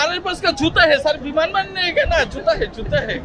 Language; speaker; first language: Hindi; non-native, local second language; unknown